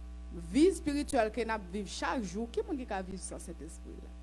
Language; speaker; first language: French; non-native, local second language; Haitian Creole